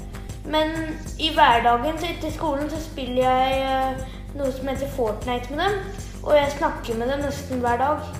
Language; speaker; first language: Norwegian; early bilingual, heritage; Norwegian